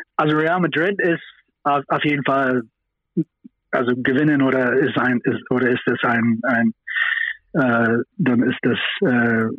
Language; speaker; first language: German; non-native, fluent; English